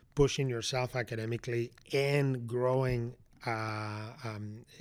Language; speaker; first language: English; non-native, fluent; Spanish